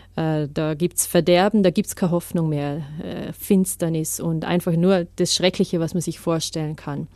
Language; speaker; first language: German; native; German